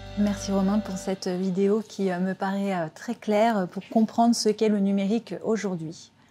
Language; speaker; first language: French; native; French